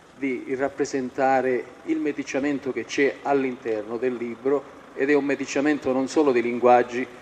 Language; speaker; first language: Italian; non-native, local second language; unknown